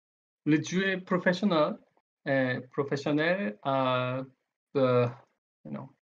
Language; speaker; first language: French; non-native, learner; Korean